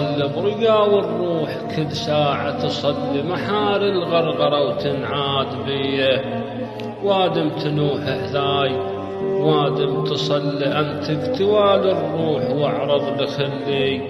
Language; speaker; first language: Arabic; native; Arabic